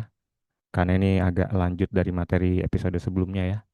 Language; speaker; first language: Indonesian; native; Indonesian